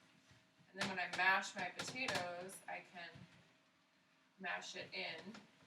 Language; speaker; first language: English; native; English